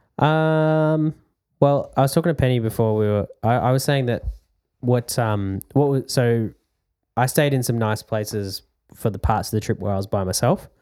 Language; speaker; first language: English; native; English